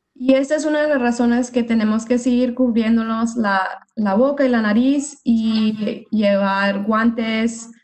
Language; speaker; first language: Spanish; early bilingual, other home language; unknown